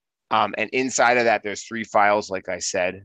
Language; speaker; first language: English; native; English